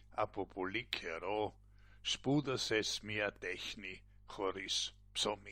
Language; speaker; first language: Greek; non-native, fluent; German